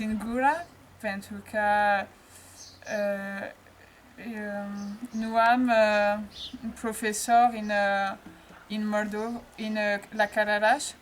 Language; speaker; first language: Romanian; non-native, learner; French